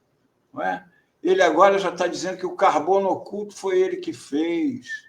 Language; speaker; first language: Portuguese; native; Portuguese